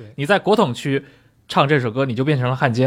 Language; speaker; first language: Chinese; native; Chinese